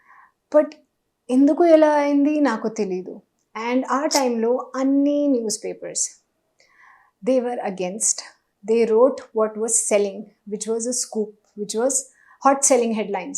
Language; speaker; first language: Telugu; non-native, local second language; Hindi